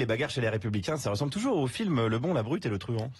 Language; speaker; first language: French; native; French